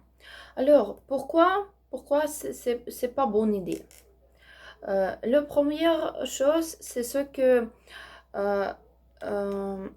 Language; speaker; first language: French; non-native, learner; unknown